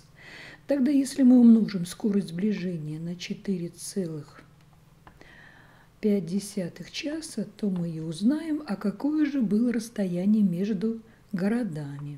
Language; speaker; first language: Russian; native; Russian